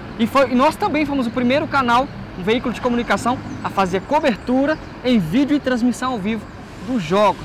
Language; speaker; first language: Portuguese; native; Portuguese